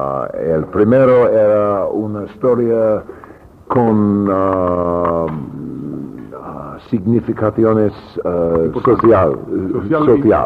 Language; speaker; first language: Spanish; non-native, learner; English